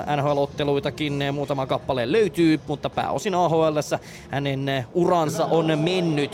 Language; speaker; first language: Finnish; native; Finnish